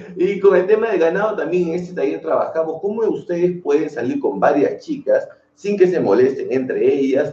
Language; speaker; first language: Spanish; native; Spanish